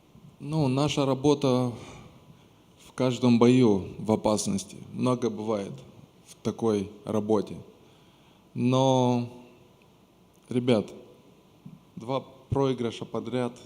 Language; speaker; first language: Russian; non-native, local second language; Romanian